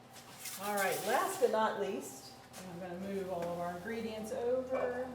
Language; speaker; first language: English; native; English